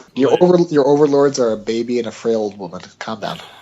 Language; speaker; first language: English; native; English